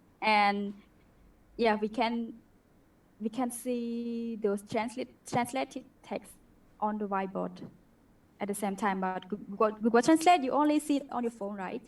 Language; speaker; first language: English; non-native, learner; Khmer